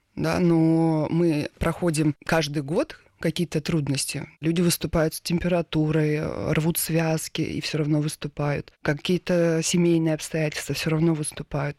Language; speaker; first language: Russian; native; Russian